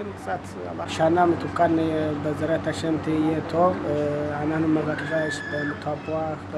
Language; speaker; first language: Hebrew; non-native, learner; Amharic